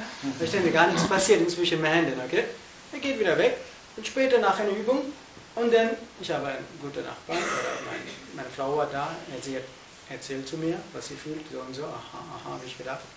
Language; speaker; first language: German; non-native, fluent; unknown